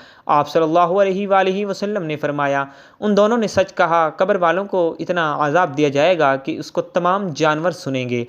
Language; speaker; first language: Urdu; native; Urdu